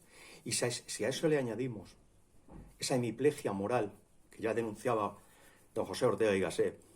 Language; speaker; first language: Spanish; native; Spanish